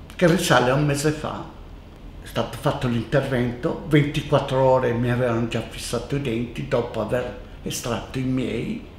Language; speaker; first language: Italian; native; Italian